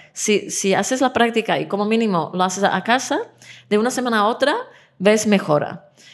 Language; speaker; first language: Spanish; non-native, fluent; Czech